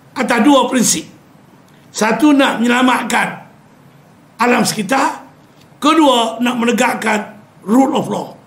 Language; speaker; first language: Malay; native; Malay